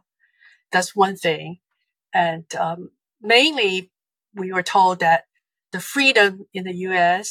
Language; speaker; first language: English; non-native, fluent; Chinese